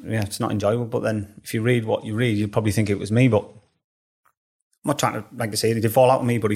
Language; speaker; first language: English; native; English